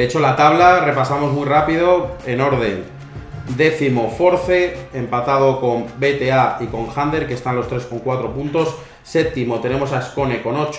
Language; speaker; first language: Spanish; native; Spanish